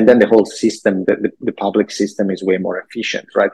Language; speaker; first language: English; non-native, fluent; Italian